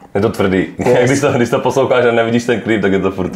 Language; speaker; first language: Czech; native; Czech